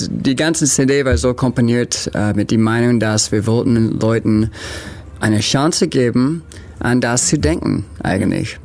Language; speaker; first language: German; non-native, learner; English